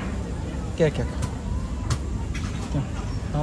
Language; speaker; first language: Turkish; non-native, learner; Kazakh